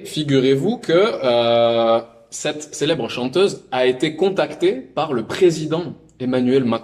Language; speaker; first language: French; native; French